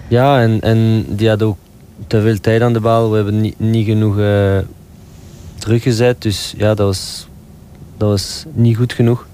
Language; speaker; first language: Dutch; non-native, local second language; French